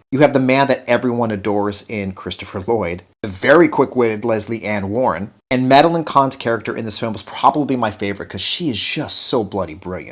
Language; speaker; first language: English; native; English